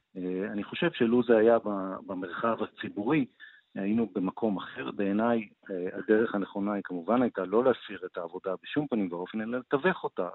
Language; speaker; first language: Hebrew; native; Hebrew